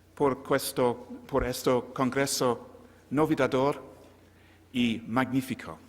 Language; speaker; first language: Spanish; non-native, learner; English